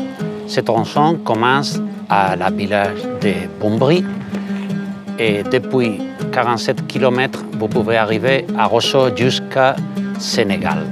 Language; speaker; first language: French; non-native, fluent; Spanish